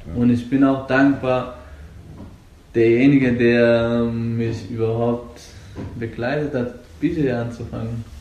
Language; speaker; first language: German; non-native, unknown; Persian